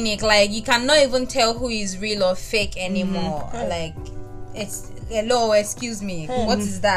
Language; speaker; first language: English; non-native, local second language; Yoruba